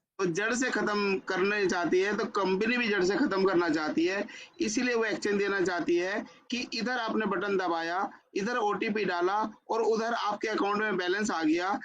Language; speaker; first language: Hindi; native; Hindi